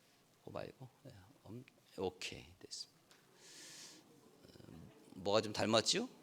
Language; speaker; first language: Korean; native; Korean